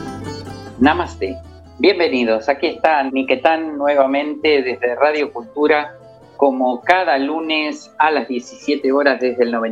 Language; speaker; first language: Spanish; native; Spanish